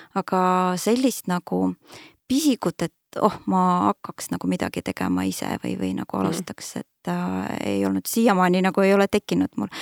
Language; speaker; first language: Estonian; non-native, local second language; Russian